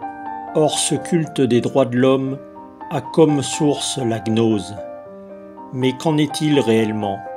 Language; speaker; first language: French; native; French